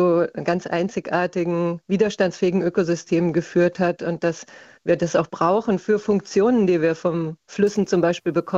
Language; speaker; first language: German; native; German